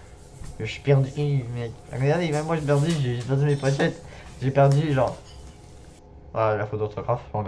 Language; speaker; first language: French; native; French